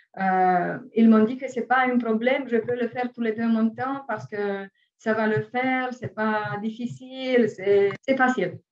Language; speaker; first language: French; non-native, fluent; Romanian